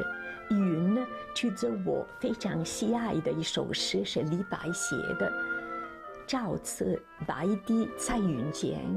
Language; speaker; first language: Chinese; non-native, fluent; Italian